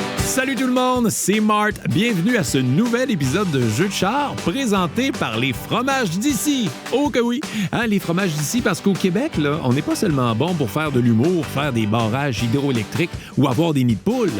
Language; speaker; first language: French; native; French